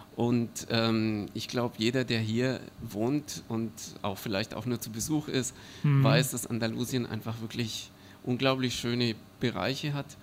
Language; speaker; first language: German; early bilingual, other home language; Spanish